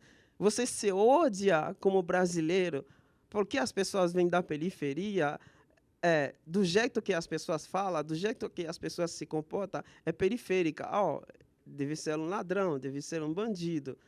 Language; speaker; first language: Portuguese; non-native, fluent; Haitian Creole